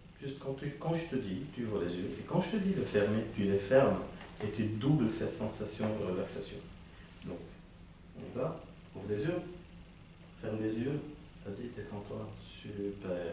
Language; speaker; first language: French; non-native, local second language; Arabic